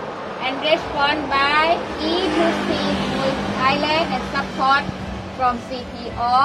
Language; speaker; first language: English; non-native, learner; Thai